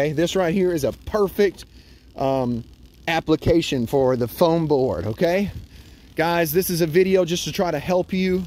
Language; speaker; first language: English; native; English